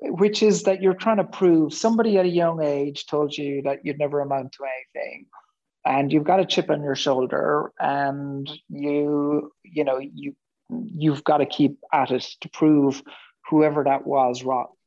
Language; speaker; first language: English; native; English